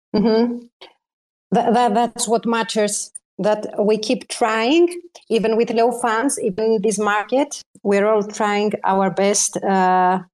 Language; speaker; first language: English; non-native, fluent; Greek